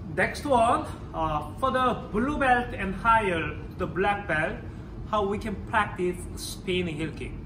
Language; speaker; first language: English; non-native, learner; Korean